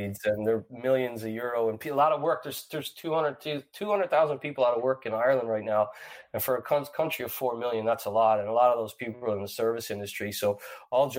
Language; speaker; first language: English; native; English